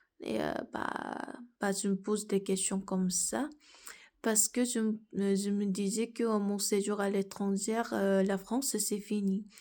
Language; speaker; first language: French; non-native, fluent; Korean